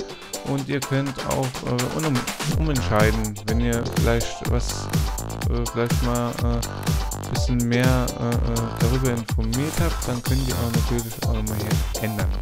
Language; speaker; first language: German; native; German